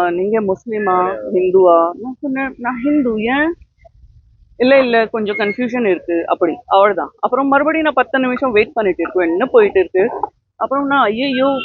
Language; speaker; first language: Tamil; non-native, learner; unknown